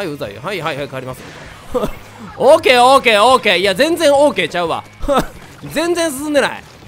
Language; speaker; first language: Japanese; native; Japanese